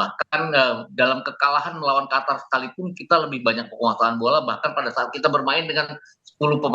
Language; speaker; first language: Indonesian; native; Indonesian